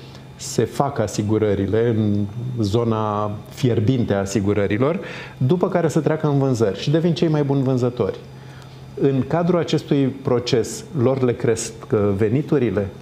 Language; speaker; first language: Romanian; native; Romanian